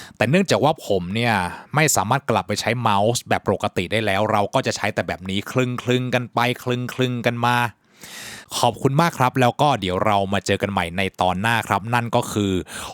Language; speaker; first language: Thai; native; Thai